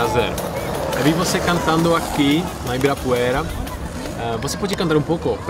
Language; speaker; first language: Portuguese; non-native, fluent; Czech